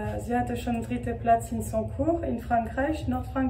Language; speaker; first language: German; non-native, fluent; French